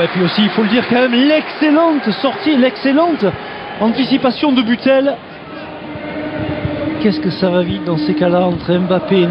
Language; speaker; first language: French; native; French